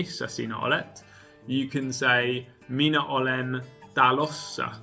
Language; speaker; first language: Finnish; non-native, learner; English